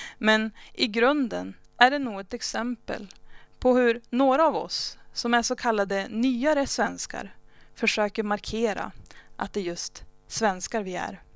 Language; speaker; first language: Swedish; early bilingual, other home language; Spanish